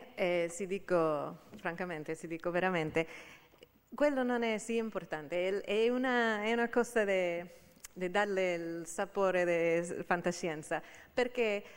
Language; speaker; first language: Italian; non-native, fluent; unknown